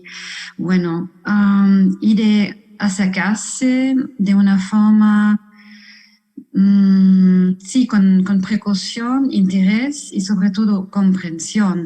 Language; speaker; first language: Spanish; non-native, fluent; German